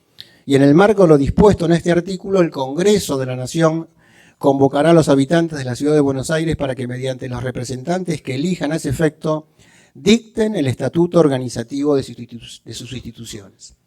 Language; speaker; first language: Spanish; native; Spanish